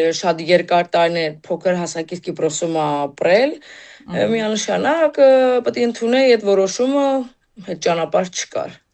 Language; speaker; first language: Armenian; native; Armenian